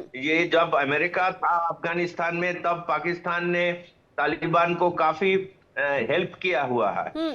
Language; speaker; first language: Hindi; non-native, local second language; Bangla